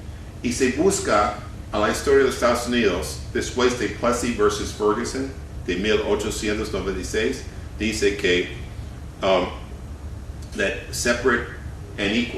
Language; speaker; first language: Spanish; non-native, fluent; English